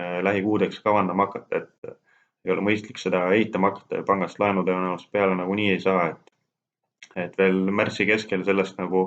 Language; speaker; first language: Estonian; native; Estonian